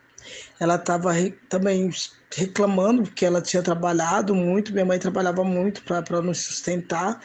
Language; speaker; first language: Portuguese; native; Portuguese